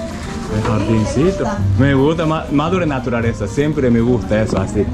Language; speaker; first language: Spanish; non-native, learner; Chinese